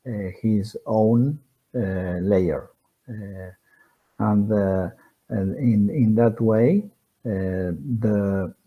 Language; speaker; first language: English; non-native, fluent; Spanish